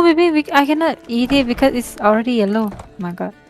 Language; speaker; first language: English; non-native, learner; Indonesian